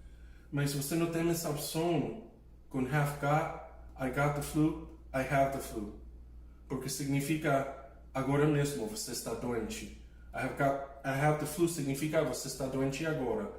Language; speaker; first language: Portuguese; non-native, fluent; English